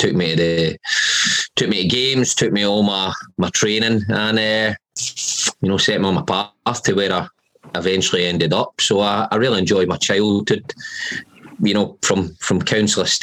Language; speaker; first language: English; native; English